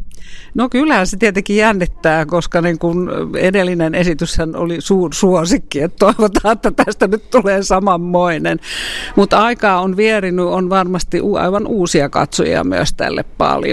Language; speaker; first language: Finnish; native; Finnish